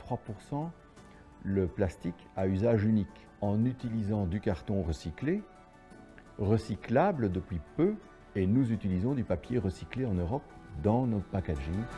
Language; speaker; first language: French; native; French